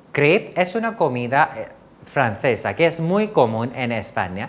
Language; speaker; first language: Spanish; non-native, fluent; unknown